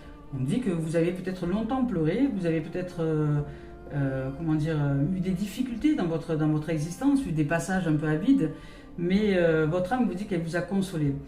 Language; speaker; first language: French; native; French